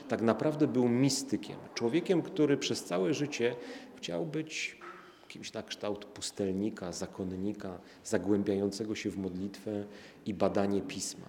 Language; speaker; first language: Polish; native; Polish